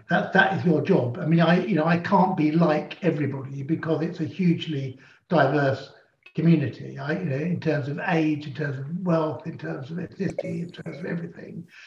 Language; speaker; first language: English; native; English